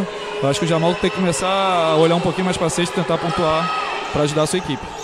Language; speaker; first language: Portuguese; native; Portuguese